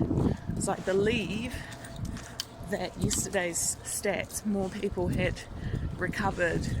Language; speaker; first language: English; native; English